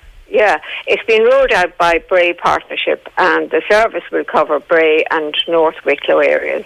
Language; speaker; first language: English; native; English